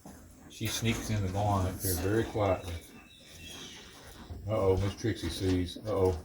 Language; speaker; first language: English; native; English